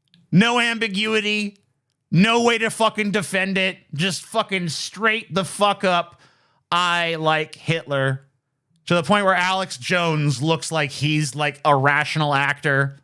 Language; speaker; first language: English; native; English